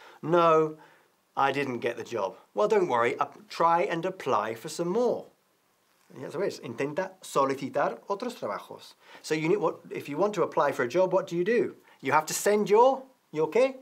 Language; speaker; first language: English; native; English